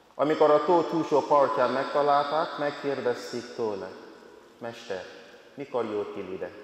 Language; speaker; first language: Hungarian; non-native, fluent; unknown